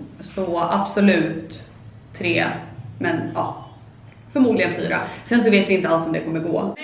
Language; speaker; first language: Swedish; native; Swedish